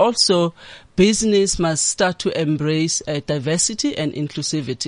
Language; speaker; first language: English; non-native, local second language; Zulu